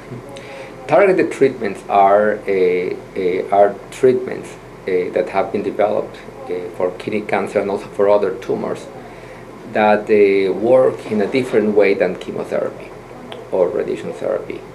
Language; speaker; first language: English; non-native, fluent; Spanish